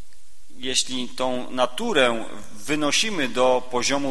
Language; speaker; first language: Polish; native; Polish